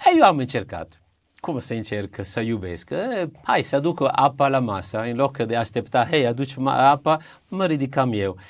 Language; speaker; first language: Romanian; non-native, fluent; Italian